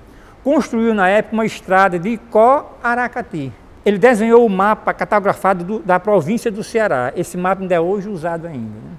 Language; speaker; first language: Portuguese; native; Portuguese